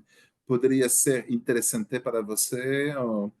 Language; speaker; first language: Portuguese; non-native, learner; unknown